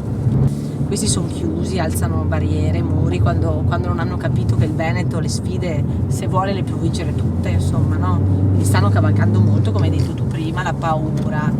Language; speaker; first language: Italian; native; Italian